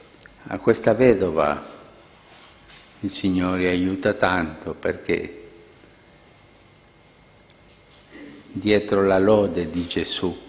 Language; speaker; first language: Italian; non-native, fluent; Spanish